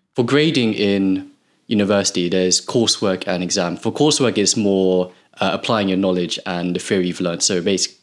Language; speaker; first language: English; native; English